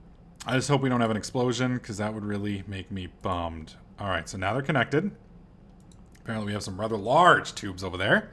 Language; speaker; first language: English; native; English